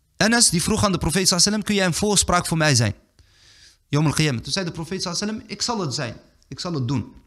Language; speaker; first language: Dutch; early bilingual, other home language; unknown